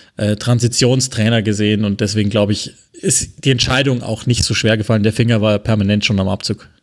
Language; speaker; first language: German; non-native, fluent; French